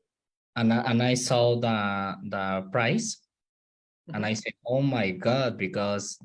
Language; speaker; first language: English; non-native, learner; Spanish